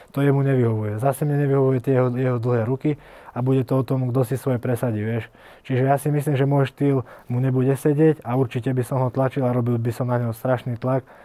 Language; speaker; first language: Slovak; early bilingual, heritage; Slovak